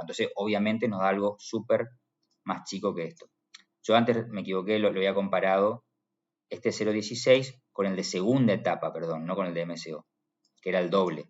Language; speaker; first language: Spanish; native; Spanish